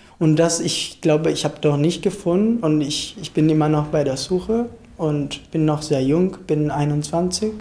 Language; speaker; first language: German; non-native, fluent; Italian